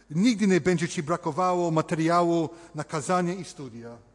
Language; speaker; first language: Polish; early bilingual, heritage; Polish